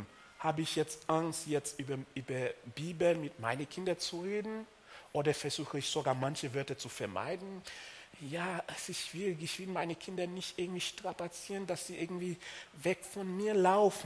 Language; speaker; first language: German; non-native, fluent; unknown